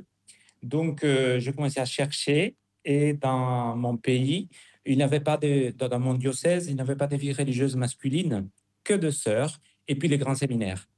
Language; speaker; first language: French; non-native, fluent; Spanish